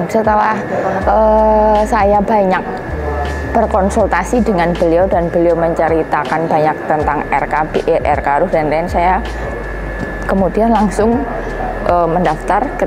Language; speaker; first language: Indonesian; native; Indonesian